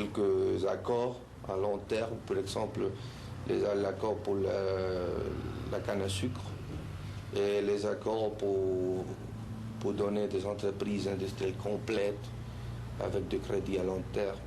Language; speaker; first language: French; non-native, fluent; Spanish